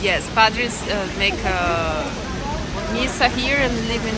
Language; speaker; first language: English; non-native, learner; Portuguese